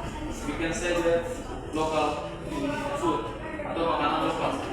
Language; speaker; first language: English; non-native, learner; Indonesian